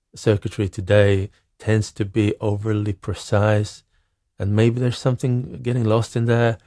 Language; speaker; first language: English; non-native, fluent; Swedish